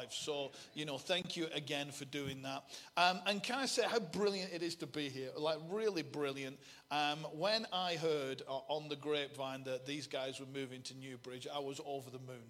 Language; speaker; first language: English; native; English